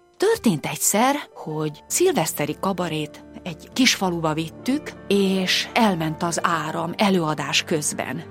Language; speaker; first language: Hungarian; native; Hungarian